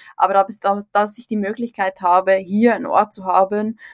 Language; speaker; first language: German; native; German